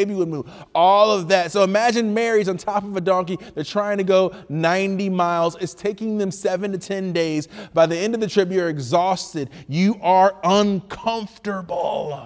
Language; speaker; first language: English; native; English